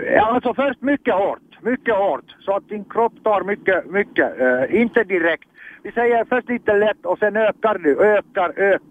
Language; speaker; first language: Swedish; non-native, fluent; Finnish